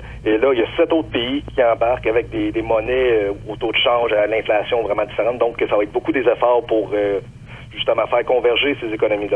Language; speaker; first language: French; native; French